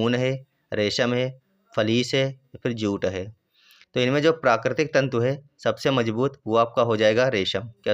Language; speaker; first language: Hindi; native; Hindi